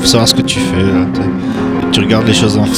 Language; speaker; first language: French; native; French